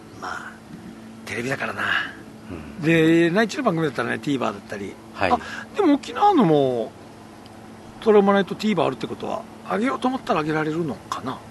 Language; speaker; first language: Japanese; native; Japanese